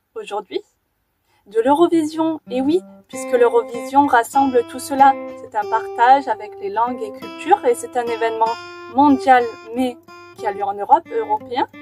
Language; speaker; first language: French; native; French